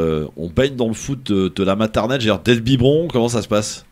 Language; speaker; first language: French; native; French